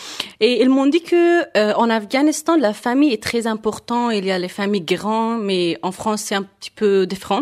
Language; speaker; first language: French; non-native, fluent; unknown